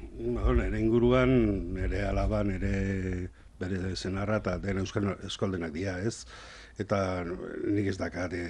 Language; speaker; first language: Basque; non-native, local second language; Spanish